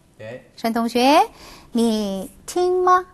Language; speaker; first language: Chinese; non-native, fluent; Korean